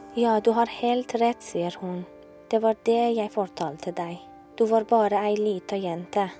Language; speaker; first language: Norwegian; non-native, learner; Persian